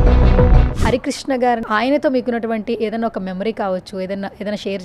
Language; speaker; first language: Telugu; native; Telugu